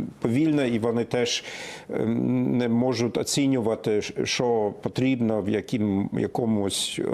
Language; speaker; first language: Ukrainian; non-native, fluent; German